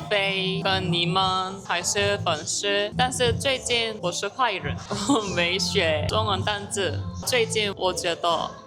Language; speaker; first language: Chinese; non-native, learner; Korean